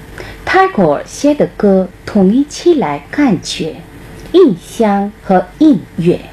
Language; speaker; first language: Chinese; non-native, fluent; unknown